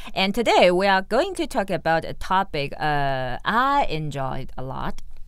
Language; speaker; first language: English; non-native, fluent; Chinese